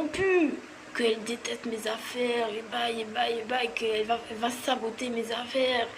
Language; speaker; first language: French; native; French